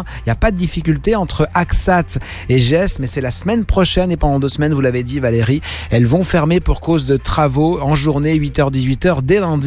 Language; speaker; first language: French; native; French